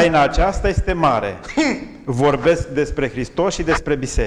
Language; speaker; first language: Romanian; native; Romanian